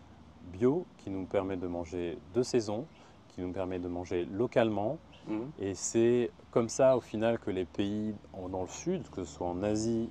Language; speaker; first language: French; native; French